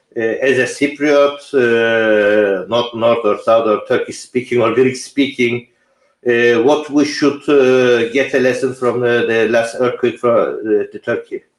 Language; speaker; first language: English; non-native, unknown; Turkish